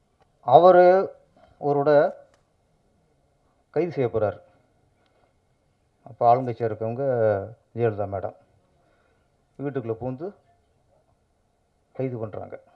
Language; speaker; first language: Tamil; native; Tamil